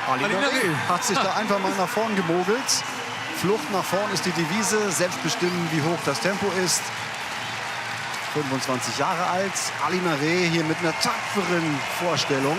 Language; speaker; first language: German; native; German